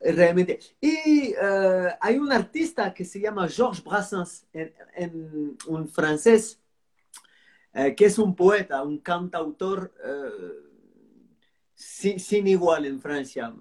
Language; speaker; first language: Spanish; non-native, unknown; French